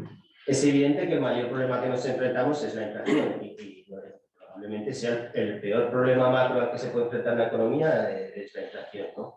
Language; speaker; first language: Spanish; native; Spanish